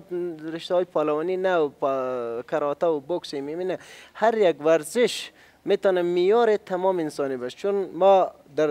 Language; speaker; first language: Persian; native; Persian